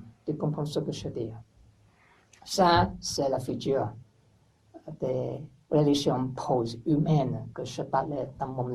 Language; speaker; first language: French; non-native, learner; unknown